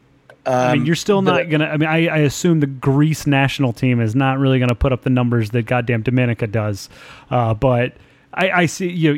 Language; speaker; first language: English; native; English